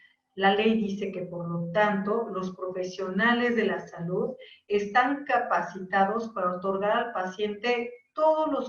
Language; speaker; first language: Spanish; native; Spanish